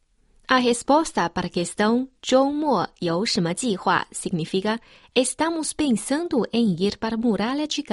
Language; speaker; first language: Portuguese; non-native, fluent; Chinese